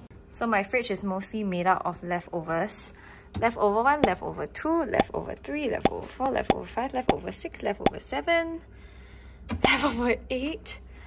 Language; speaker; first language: English; native; English